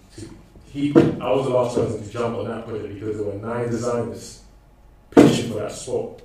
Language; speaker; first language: English; non-native, local second language; Akan